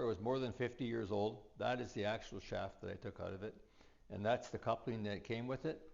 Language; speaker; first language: English; native; English